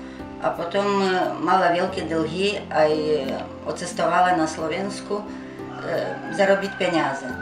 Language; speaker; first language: Slovak; non-native, learner; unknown